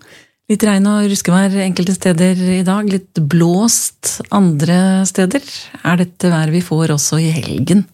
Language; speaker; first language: Norwegian; native; Norwegian